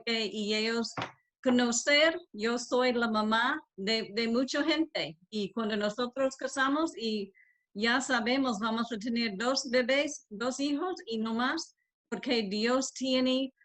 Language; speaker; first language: Spanish; non-native, learner; English